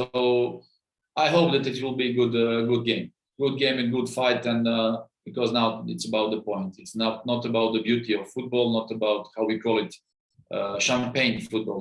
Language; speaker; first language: English; non-native, fluent; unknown